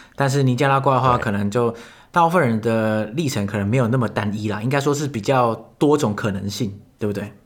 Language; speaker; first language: Chinese; native; Chinese